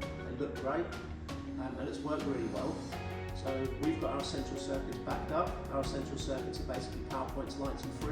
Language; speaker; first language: English; native; English